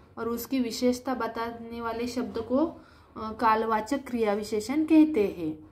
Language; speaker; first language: Hindi; non-native, local second language; Marathi